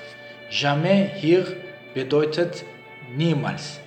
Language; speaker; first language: German; non-native, learner; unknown